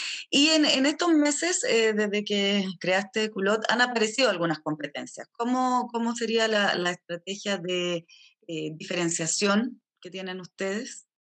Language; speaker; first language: Spanish; native; Spanish